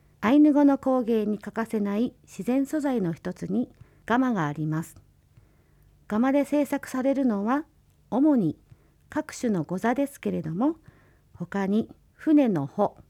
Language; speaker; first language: Japanese; native; Japanese